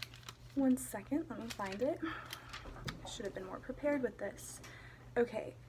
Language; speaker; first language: English; native; English